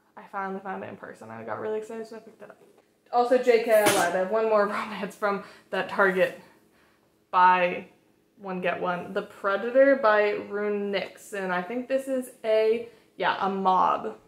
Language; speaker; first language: English; native; English